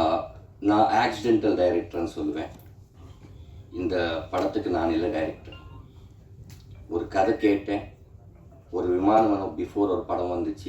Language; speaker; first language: Tamil; non-native, learner; Telugu